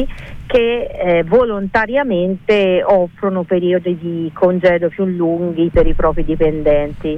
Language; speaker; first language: Italian; native; Italian